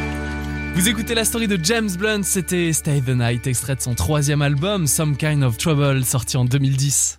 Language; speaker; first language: French; native; French